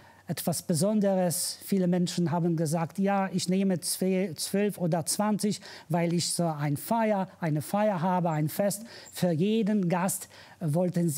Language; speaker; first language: German; non-native, fluent; Polish